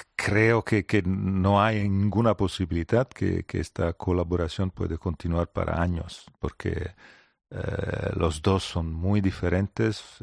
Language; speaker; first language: Spanish; non-native, fluent; Italian